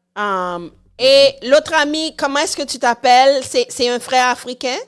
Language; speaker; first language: French; non-native, local second language; Haitian Creole